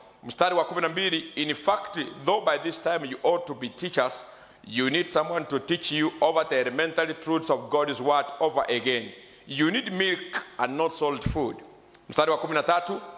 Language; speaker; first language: English; non-native, local second language; Gusii